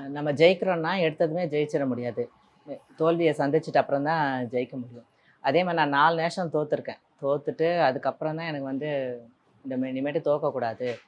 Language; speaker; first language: Tamil; native; Tamil